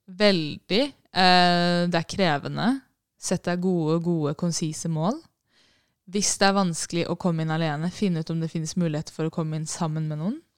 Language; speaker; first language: Norwegian; native; Norwegian